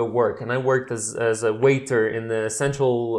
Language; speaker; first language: English; non-native, fluent; Russian